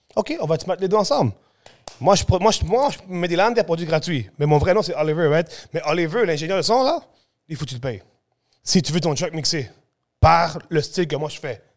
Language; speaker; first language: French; early bilingual, other home language; Spanish